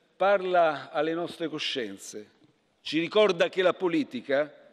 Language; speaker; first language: Italian; native; Italian